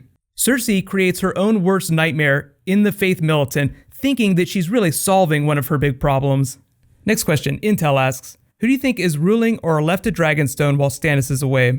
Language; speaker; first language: English; native; English